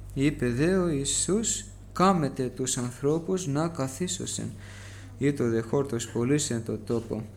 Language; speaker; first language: Greek; early bilingual, heritage; Greek